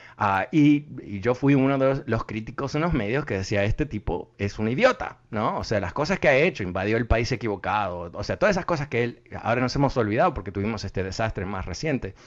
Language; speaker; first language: Spanish; early bilingual, heritage; Spanish